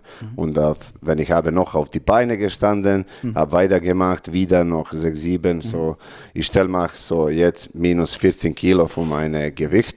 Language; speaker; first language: German; non-native, learner; Serbian